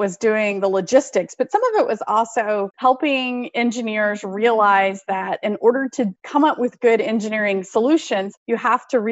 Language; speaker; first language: English; native; English